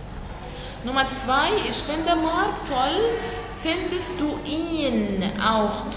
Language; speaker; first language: German; non-native, fluent; Arabic